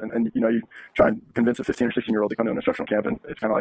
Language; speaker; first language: English; native; English